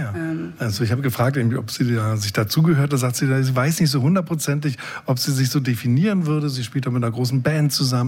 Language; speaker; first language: German; native; German